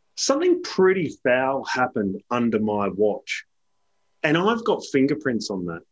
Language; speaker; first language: English; native; English